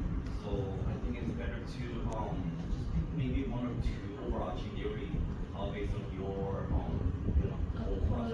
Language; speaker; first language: English; non-native, fluent; Korean